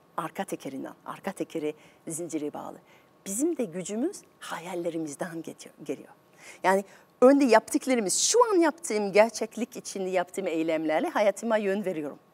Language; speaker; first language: Turkish; non-native, fluent; French